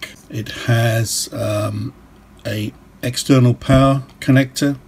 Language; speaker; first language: English; native; English